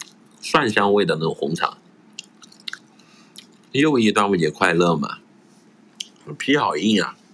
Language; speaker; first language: Chinese; native; Chinese